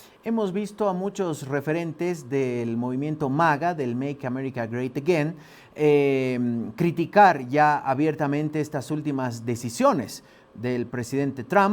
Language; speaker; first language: Spanish; native; Spanish